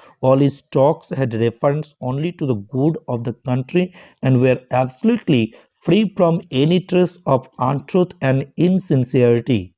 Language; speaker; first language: English; non-native, local second language; Bangla